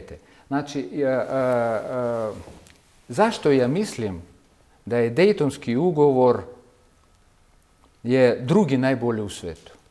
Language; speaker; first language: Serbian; non-native, fluent; Russian